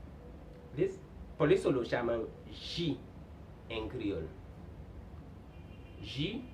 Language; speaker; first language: Spanish; non-native, fluent; Haitian Creole